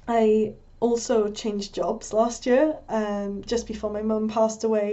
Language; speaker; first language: English; native; English